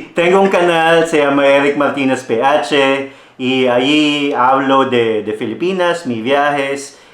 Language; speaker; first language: Spanish; non-native, fluent; Filipino